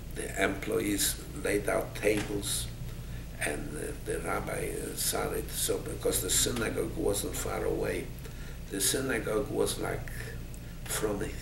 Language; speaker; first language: English; non-native, fluent; Polish